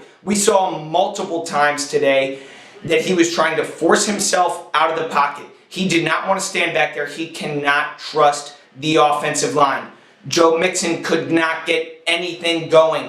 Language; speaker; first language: English; native; English